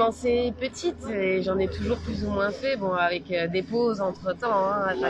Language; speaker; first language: French; native; French